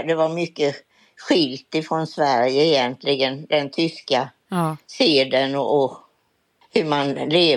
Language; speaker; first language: Swedish; native; Swedish